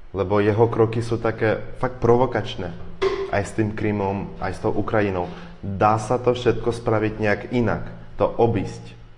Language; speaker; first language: Slovak; non-native, fluent; Russian